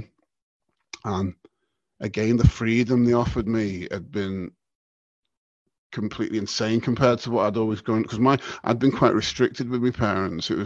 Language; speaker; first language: English; native; English